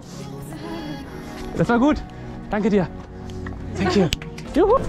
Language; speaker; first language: German; native; German